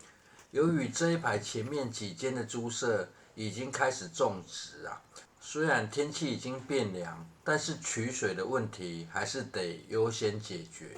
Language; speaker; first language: Chinese; native; Chinese